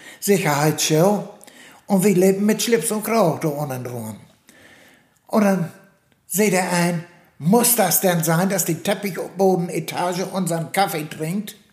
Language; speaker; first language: German; native; German